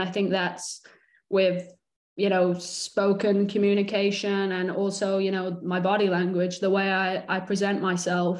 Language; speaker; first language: English; native; English